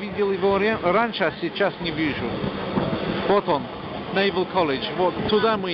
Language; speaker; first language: Russian; non-native, fluent; English